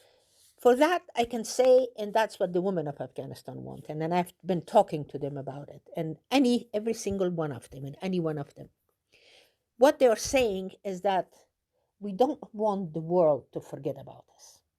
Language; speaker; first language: English; non-native, fluent; Persian